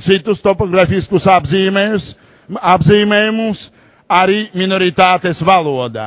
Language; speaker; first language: Latvian; non-native, local second language; Russian